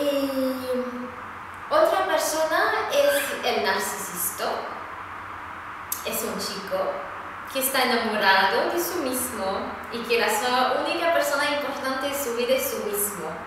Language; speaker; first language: Spanish; non-native, fluent; Swedish